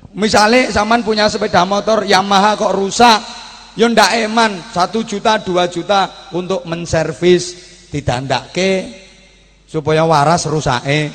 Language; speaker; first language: Indonesian; non-native, local second language; Javanese